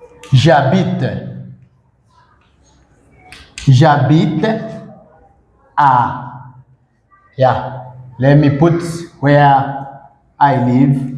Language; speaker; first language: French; non-native, fluent; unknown